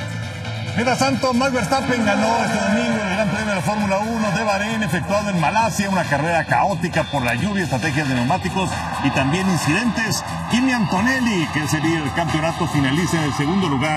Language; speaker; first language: Spanish; native; Spanish